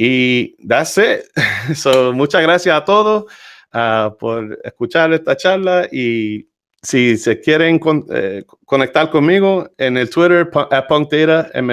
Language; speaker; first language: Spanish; early bilingual, heritage; English